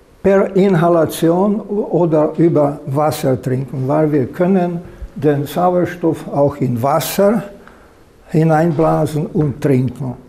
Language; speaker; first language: German; non-native, fluent; Slovak